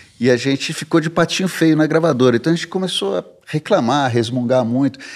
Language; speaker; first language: Portuguese; early bilingual, heritage; Portuguese